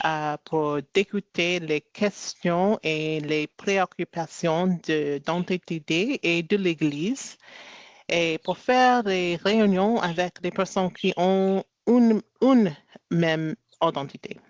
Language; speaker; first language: French; non-native, learner; English